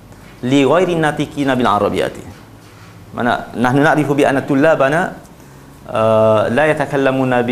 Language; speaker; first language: Arabic; non-native, fluent; Malay